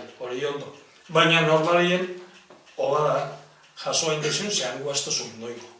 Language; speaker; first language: Basque; native; Basque